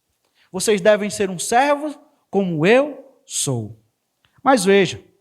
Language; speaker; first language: Portuguese; native; Portuguese